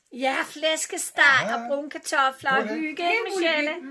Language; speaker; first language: Danish; native; Danish